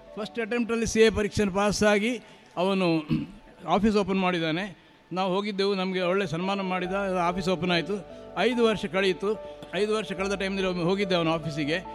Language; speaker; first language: Kannada; non-native, local second language; Marathi